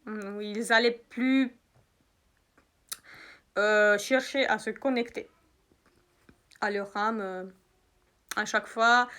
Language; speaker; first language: French; native; French